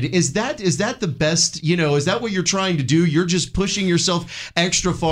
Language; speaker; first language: English; native; English